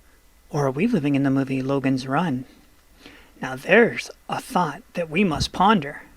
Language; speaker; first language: English; native; English